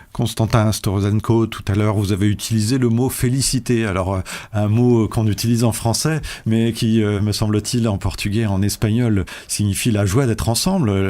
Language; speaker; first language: French; native; French